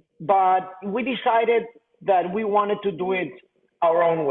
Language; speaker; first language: English; non-native, fluent; Spanish